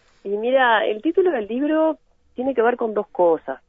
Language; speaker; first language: Spanish; native; Spanish